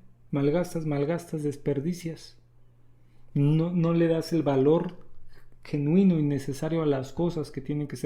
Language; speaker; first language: Spanish; native; Spanish